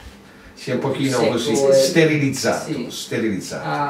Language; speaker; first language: Italian; native; Italian